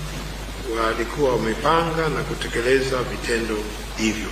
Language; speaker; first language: Swahili; native; Swahili